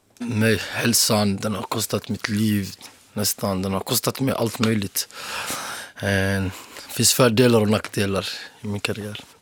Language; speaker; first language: Swedish; early bilingual, other home language; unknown